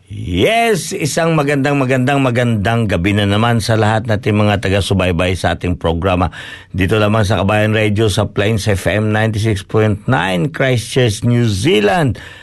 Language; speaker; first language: Filipino; native; Filipino